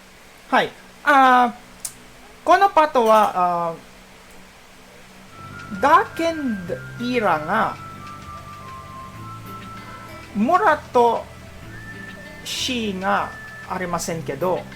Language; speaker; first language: Japanese; non-native, learner; Filipino